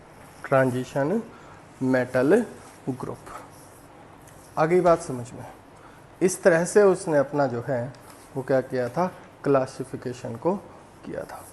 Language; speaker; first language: Hindi; native; Hindi